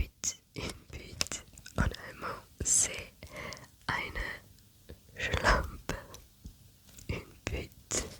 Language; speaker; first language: French; non-native, learner; German